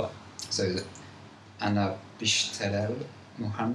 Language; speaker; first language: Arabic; non-native, learner; English